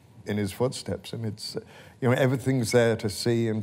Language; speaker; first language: English; native; English